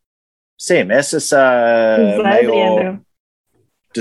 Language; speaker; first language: Portuguese; non-native, learner; English